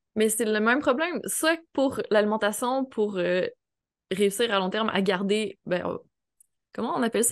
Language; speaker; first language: French; native; French